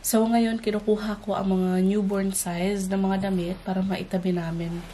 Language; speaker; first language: Filipino; native; Filipino